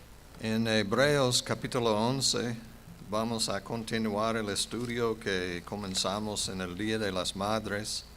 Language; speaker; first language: Spanish; non-native, fluent; English